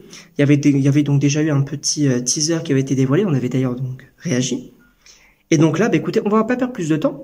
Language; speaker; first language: French; native; French